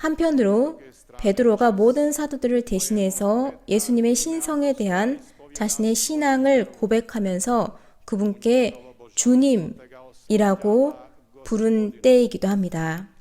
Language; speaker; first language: Korean; native; Korean